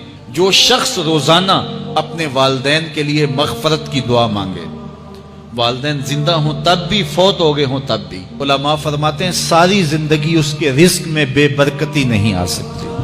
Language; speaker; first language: Urdu; native; Urdu